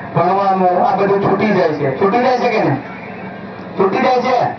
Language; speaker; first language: Gujarati; non-native, local second language; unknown